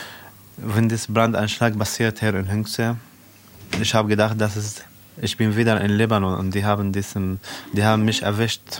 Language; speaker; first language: German; non-native, learner; Arabic